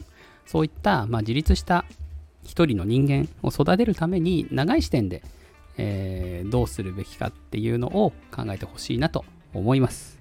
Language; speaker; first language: Japanese; native; Japanese